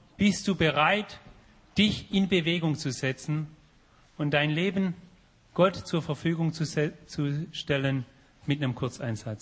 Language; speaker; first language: German; native; German